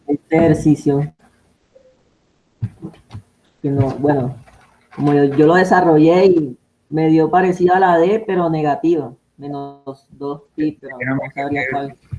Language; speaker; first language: Spanish; native; Spanish